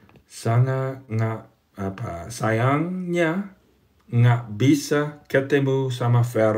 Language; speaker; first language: Indonesian; non-native, fluent; English